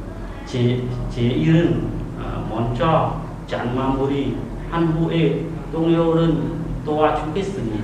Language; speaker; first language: Korean; non-native, learner; Vietnamese